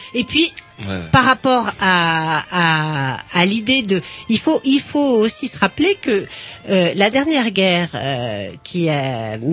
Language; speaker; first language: French; native; French